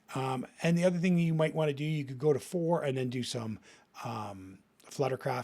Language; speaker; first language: English; native; English